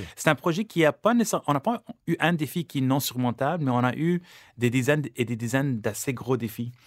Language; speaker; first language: French; non-native, local second language; Arabic